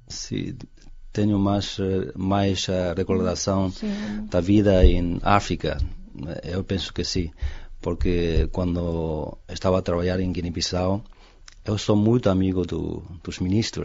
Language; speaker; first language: Portuguese; non-native, fluent; Chinese